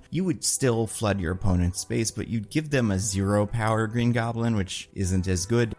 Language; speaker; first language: English; native; English